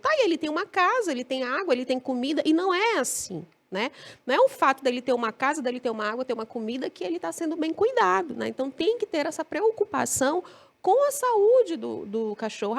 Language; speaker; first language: Portuguese; native; Portuguese